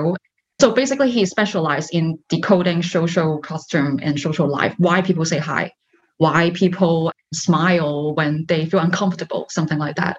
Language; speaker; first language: English; non-native, local second language; Cantonese